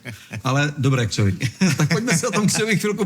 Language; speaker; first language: Czech; native; Czech